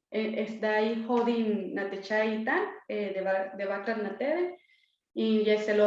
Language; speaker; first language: Slovenian; non-native, learner; Spanish